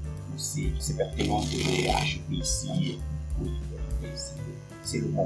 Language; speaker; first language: French; non-native, fluent; Portuguese